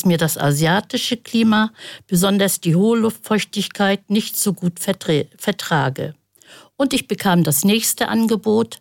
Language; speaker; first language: German; native; German